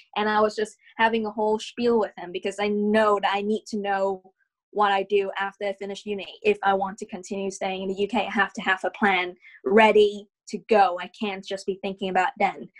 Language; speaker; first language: English; non-native, fluent; Vietnamese